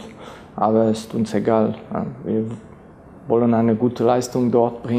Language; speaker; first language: German; non-native, fluent; French